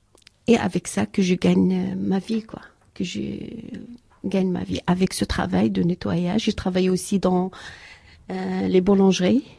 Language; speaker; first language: French; non-native, learner; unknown